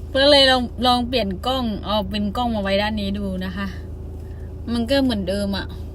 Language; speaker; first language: Thai; non-native, local second language; Khmer